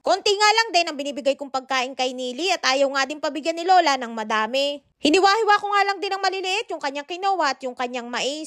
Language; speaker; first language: Filipino; native; Filipino